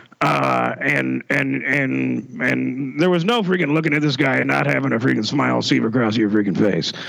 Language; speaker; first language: English; native; English